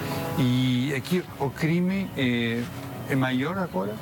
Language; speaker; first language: Portuguese; non-native, learner; Spanish